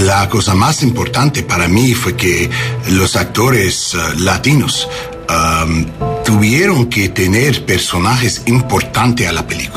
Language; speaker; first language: Spanish; non-native, learner; English